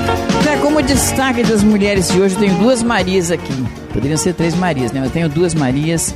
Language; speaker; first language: Portuguese; native; Portuguese